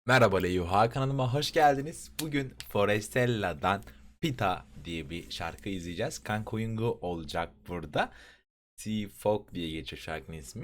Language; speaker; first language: Turkish; native; Turkish